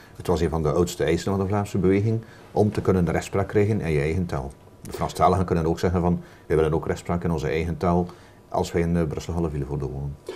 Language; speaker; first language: Dutch; native; Dutch